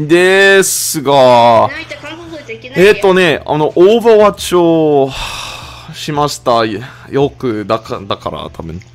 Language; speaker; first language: Japanese; non-native, learner; English